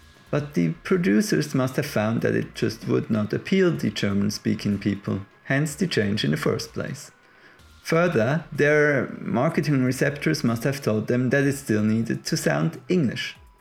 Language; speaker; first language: English; non-native, fluent; German